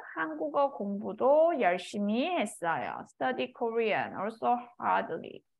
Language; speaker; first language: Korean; native; Korean